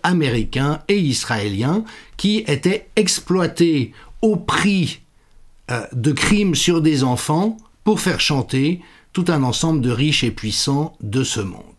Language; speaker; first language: French; native; French